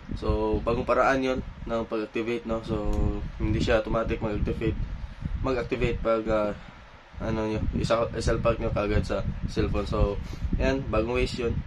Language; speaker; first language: Filipino; non-native, local second language; Cebuano